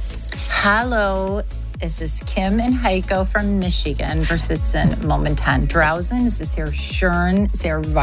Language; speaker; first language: German; non-native, learner; English